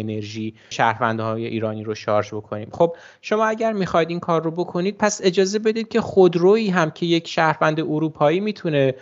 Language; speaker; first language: Persian; native; Persian